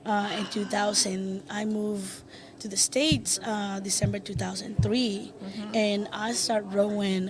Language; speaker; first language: English; non-native, fluent; Spanish